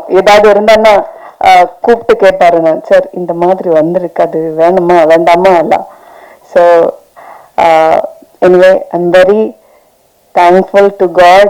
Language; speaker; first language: Tamil; non-native, fluent; Malayalam